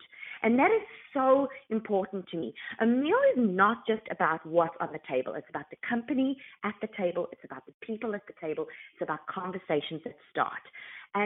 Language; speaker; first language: English; native; English